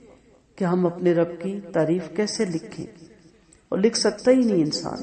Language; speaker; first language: Urdu; native; Urdu